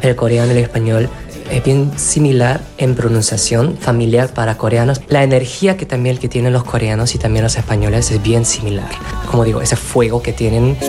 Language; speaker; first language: Spanish; non-native, fluent; Korean